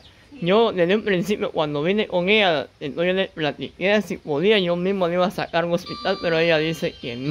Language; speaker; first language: Spanish; native; Spanish